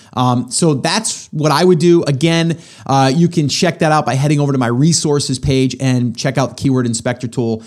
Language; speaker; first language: English; native; English